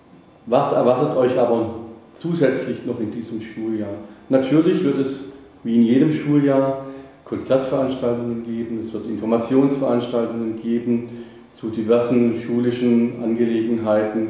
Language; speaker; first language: German; native; German